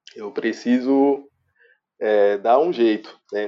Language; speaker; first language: Portuguese; non-native, fluent; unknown